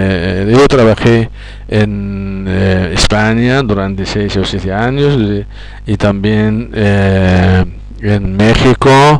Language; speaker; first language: Spanish; non-native, fluent; Arabic